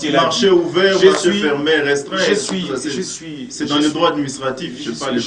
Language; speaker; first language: French; non-native, local second language; Lingala